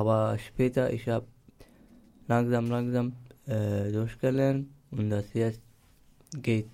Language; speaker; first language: German; non-native, learner; Turkish